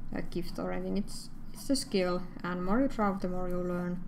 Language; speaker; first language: English; non-native, fluent; Finnish